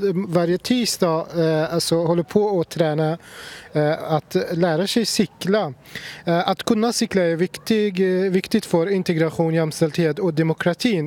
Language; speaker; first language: Swedish; non-native, fluent; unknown